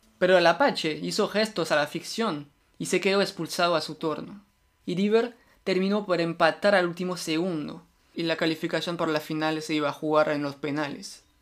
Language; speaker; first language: Spanish; non-native, fluent; French